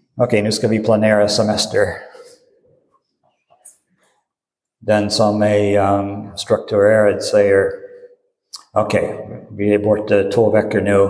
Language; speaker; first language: Swedish; non-native, fluent; English